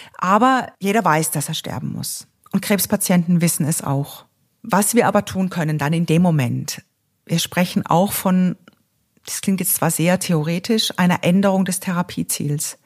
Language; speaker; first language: German; native; German